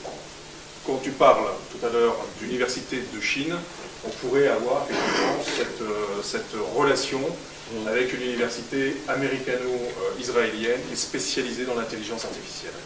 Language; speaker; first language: French; native; French